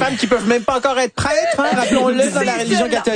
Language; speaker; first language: French; native; French